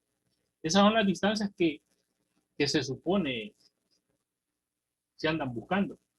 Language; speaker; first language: Spanish; native; Spanish